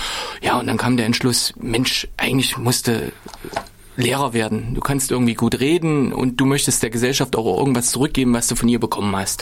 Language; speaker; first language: German; native; German